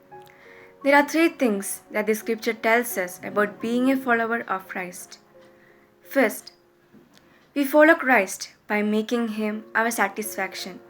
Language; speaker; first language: English; non-native, local second language; Malayalam